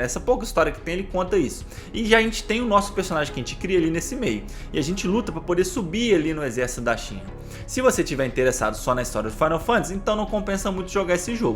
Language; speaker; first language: Portuguese; native; Portuguese